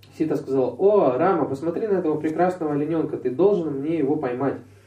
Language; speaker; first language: Russian; native; Russian